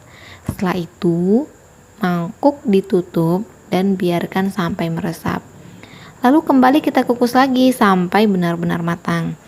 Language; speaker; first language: Indonesian; native; Indonesian